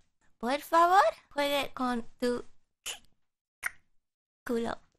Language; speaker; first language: Spanish; non-native, learner; English